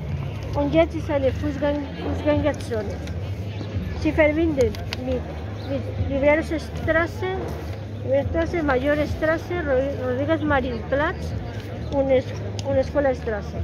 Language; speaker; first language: German; non-native, learner; Spanish